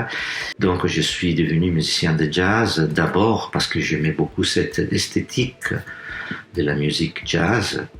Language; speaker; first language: French; non-native, fluent; Italian